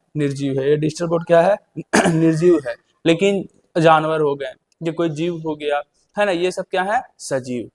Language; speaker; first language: Hindi; native; Hindi